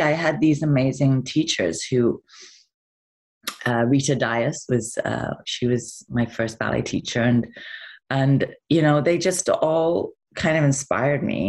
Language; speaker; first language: English; native; English